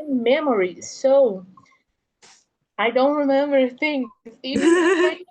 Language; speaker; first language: English; non-native, fluent; Portuguese